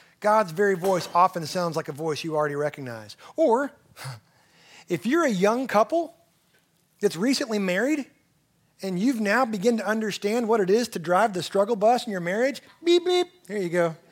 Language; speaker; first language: English; native; English